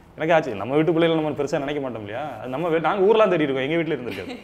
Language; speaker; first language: Tamil; native; Tamil